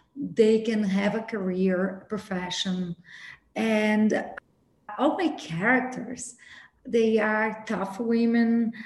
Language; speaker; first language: English; non-native, fluent; Portuguese